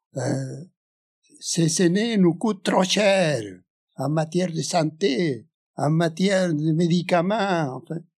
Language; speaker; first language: French; non-native, fluent; Spanish